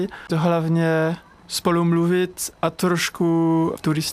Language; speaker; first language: Czech; non-native, learner; French